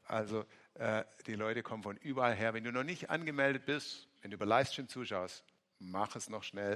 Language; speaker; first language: German; native; German